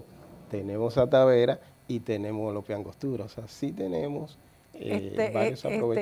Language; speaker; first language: Spanish; native; Spanish